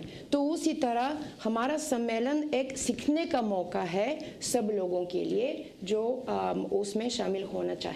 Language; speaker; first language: Hindi; non-native, fluent; Bulgarian